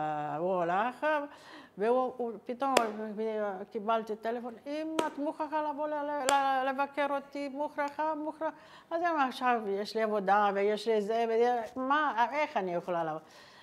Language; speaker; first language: Hebrew; non-native, fluent; Italian